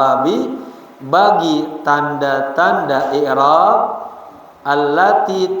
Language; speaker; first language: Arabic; non-native, fluent; Indonesian